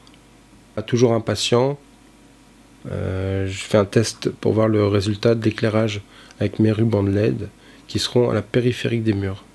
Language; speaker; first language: French; native; French